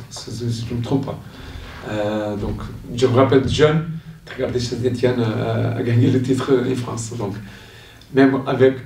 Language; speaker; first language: French; non-native, learner; Portuguese